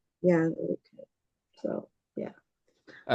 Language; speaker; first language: English; early bilingual, other home language; Spanish